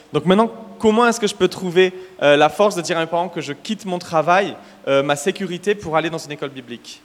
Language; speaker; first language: French; native; French